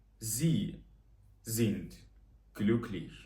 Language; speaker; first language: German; non-native, fluent; Ukrainian